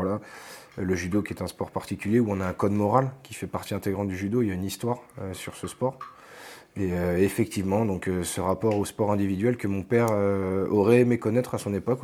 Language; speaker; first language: French; native; French